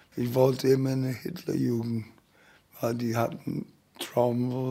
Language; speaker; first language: German; early bilingual, heritage; German